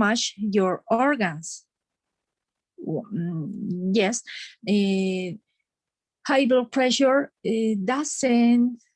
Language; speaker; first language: English; non-native, learner; Spanish